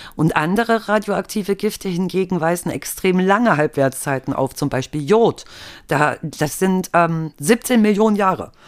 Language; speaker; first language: German; native; German